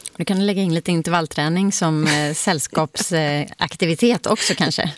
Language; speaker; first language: Swedish; native; Swedish